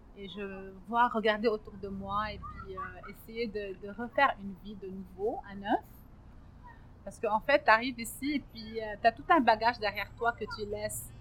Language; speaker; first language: French; non-native, local second language; Arabic